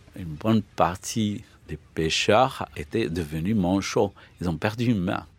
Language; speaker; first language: French; non-native, local second language; Arabic